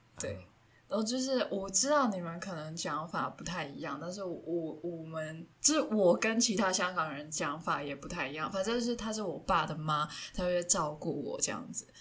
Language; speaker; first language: Chinese; non-native, local second language; Cantonese